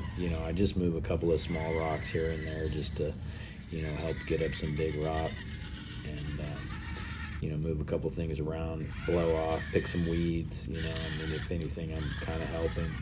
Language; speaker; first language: English; native; English